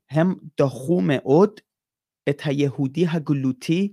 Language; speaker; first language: Hebrew; non-native, fluent; Persian